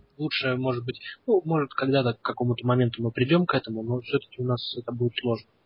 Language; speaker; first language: Russian; early bilingual, heritage; Russian